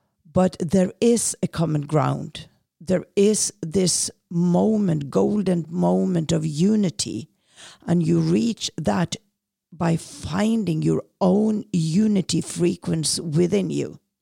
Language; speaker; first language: English; non-native, fluent; Norwegian